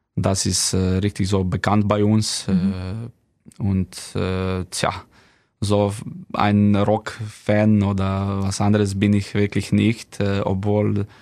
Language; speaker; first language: German; non-native, fluent; Slovenian